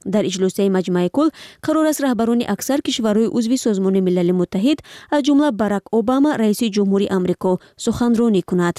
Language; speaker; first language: Persian; native; Persian